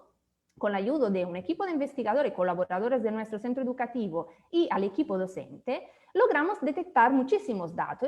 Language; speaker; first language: Spanish; native; Spanish